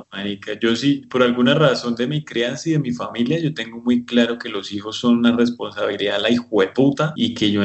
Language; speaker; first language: Spanish; native; Spanish